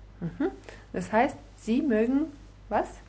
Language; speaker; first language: German; non-native, fluent; Russian